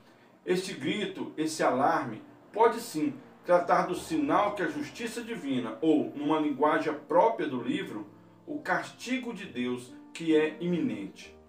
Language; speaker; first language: Portuguese; native; Portuguese